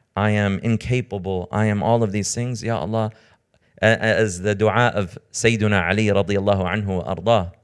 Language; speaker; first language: English; native; English